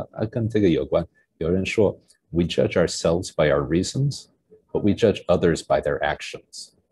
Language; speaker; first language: English; native; English